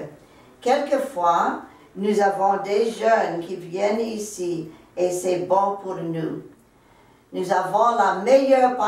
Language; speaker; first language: French; non-native, local second language; English